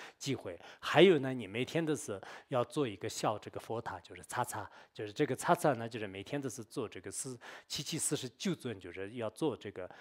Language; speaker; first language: Chinese; non-native, local second language; Tibetan